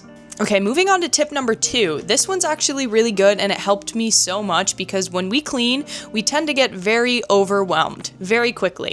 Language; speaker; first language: English; native; English